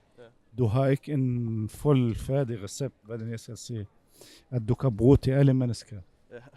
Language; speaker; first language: Danish; non-native, fluent; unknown